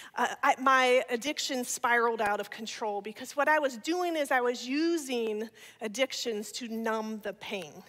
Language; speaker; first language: English; native; English